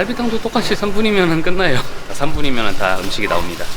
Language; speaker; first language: Korean; native; Korean